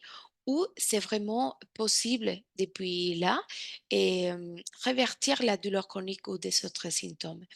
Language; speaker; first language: French; non-native, fluent; Spanish